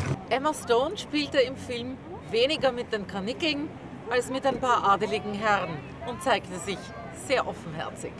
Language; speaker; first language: German; native; German